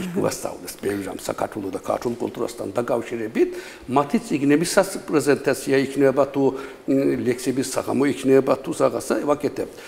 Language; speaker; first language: Georgian; non-native, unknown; Turkish